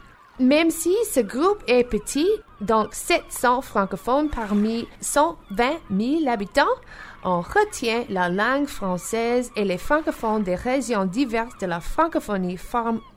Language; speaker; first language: French; non-native, local second language; English